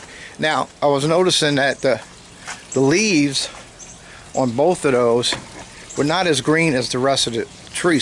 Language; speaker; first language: English; native; English